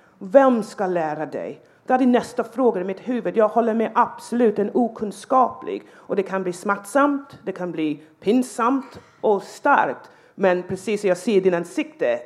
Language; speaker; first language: Swedish; non-native, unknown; English